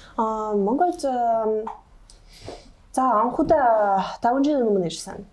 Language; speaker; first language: Mongolian; non-native, learner; Hungarian